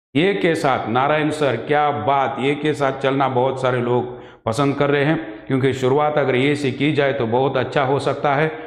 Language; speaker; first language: Hindi; non-native, local second language; Marathi